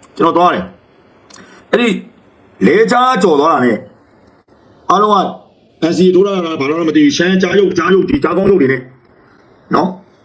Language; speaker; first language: Burmese; native; Burmese